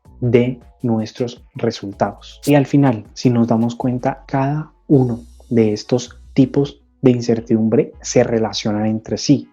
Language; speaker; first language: Spanish; native; Spanish